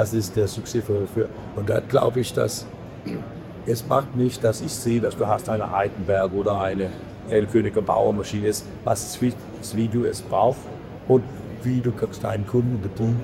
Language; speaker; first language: German; non-native, learner; Danish